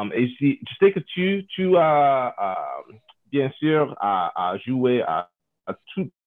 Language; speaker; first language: French; non-native, fluent; English